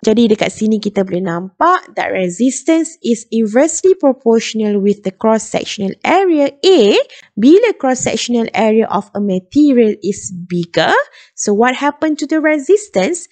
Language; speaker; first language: English; non-native, local second language; Malay